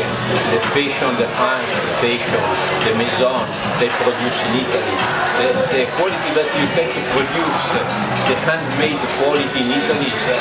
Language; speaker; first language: English; non-native, learner; Italian